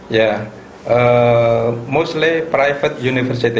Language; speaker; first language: English; non-native, fluent; Indonesian